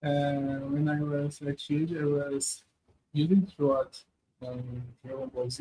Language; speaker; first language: English; non-native, learner; Portuguese